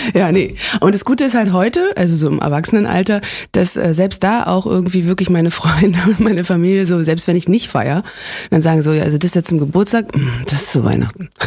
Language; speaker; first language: German; native; German